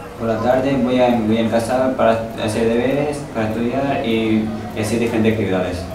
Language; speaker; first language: Spanish; early bilingual, other home language; Urdu